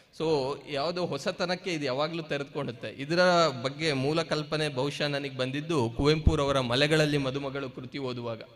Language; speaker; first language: Kannada; native; Kannada